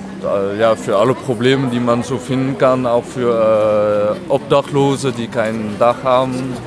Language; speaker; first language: German; non-native, fluent; French